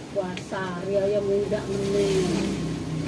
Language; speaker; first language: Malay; non-native, local second language; Javanese